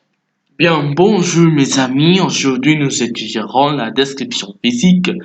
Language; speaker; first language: French; non-native, fluent; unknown